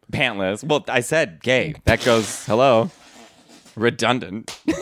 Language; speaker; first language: English; native; English